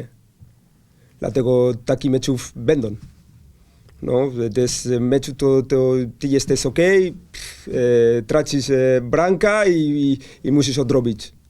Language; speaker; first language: Polish; non-native, learner; Spanish